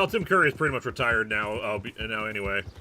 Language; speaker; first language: English; native; English